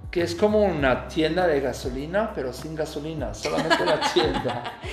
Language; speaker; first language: Spanish; non-native, learner; German